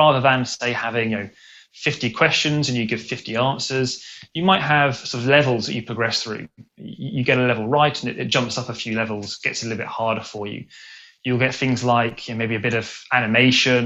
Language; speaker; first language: English; native; English